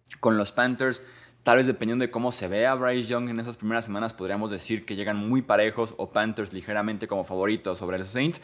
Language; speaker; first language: Spanish; native; Spanish